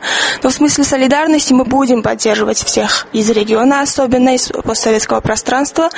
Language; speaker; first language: Russian; non-native, fluent; Georgian